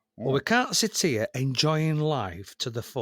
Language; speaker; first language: English; native; English